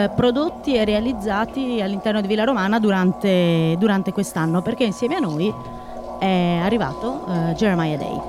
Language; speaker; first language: Italian; native; Italian